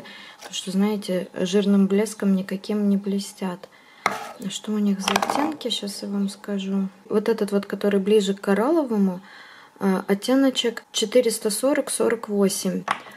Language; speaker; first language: Russian; native; Russian